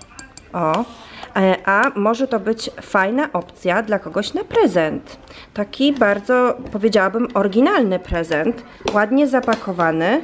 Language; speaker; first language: Polish; native; Polish